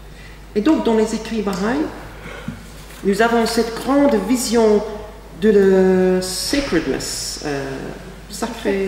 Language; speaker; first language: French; non-native, fluent; English